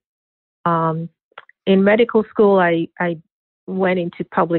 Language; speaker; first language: English; non-native, local second language; Akan